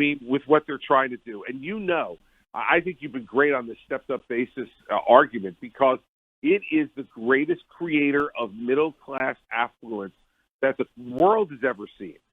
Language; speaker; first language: English; native; English